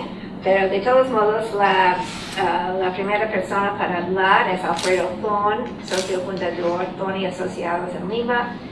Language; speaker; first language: Spanish; non-native, fluent; English